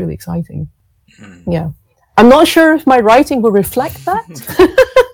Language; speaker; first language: English; non-native, local second language; Cantonese